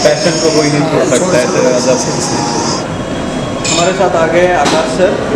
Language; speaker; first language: Hindi; native; Hindi